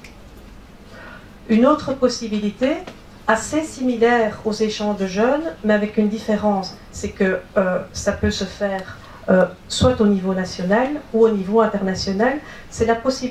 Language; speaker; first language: French; native; French